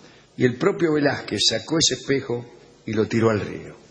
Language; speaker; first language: Spanish; native; Spanish